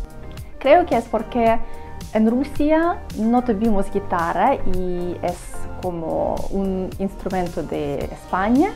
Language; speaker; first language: Spanish; non-native, learner; Russian